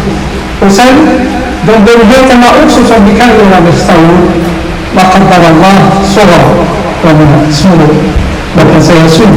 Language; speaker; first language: Swedish; non-native, fluent; Somali